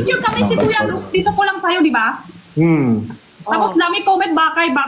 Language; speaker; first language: Filipino; non-native, learner; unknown